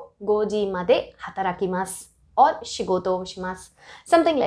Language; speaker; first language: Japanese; non-native, fluent; Hindi